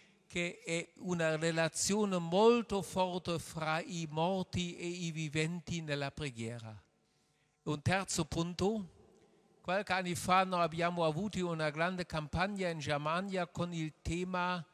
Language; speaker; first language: Italian; non-native, learner; German